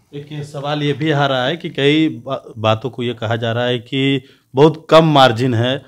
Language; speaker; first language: Hindi; native; Hindi